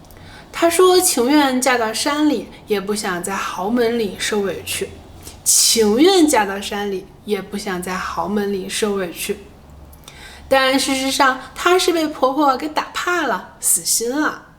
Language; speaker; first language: Chinese; native; Chinese